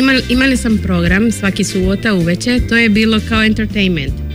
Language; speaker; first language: Serbian; non-native, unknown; Spanish